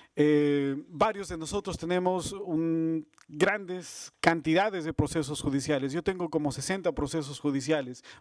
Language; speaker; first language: Spanish; native; Spanish